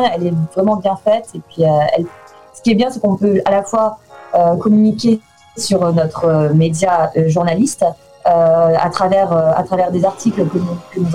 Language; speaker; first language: French; native; French